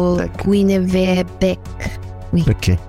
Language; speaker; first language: French; non-native, learner; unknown